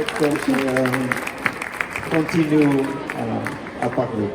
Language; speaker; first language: French; non-native, fluent; Portuguese